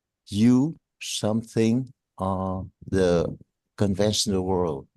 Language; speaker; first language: English; non-native, learner; Vietnamese